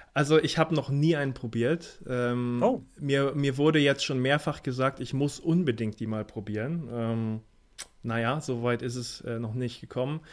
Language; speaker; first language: German; native; German